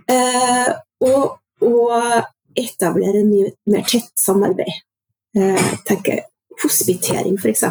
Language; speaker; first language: Norwegian; native; Norwegian